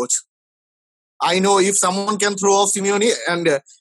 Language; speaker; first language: English; non-native, local second language; Bangla